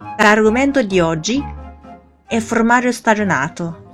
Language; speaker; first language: Italian; non-native, fluent; Chinese